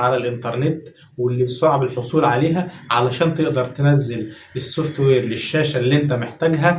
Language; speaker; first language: Arabic; native; Arabic